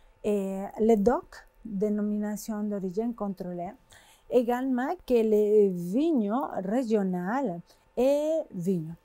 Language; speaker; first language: French; non-native, fluent; Spanish